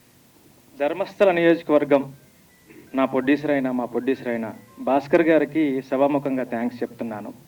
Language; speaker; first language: Telugu; native; Telugu